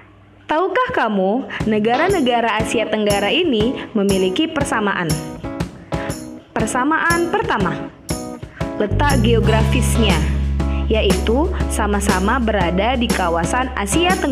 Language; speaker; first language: Indonesian; native; Indonesian